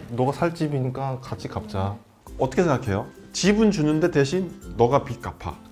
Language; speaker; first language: Korean; non-native, fluent; Finnish